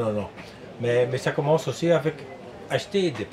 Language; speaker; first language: French; non-native, learner; Dutch